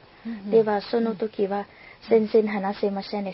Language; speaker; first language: Japanese; non-native, learner; Lao